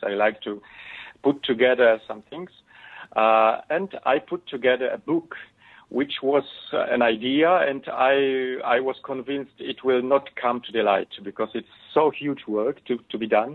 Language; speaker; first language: English; non-native, fluent; Polish